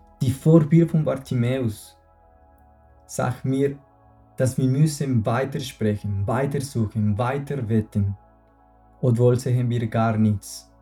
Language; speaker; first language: German; non-native, fluent; Spanish